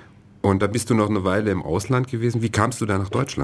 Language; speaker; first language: German; native; German